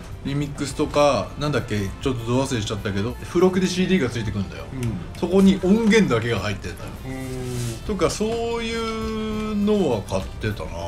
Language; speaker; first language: Japanese; native; Japanese